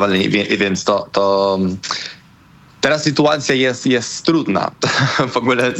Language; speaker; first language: Polish; non-native, learner; Spanish